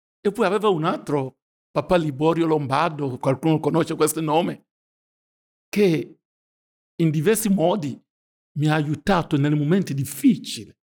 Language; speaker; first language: Italian; non-native, fluent; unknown